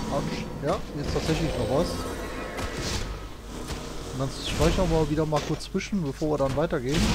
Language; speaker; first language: German; native; German